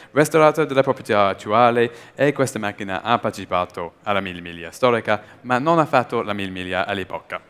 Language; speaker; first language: Italian; non-native, learner; English